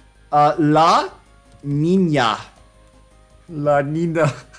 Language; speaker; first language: Spanish; non-native, learner; English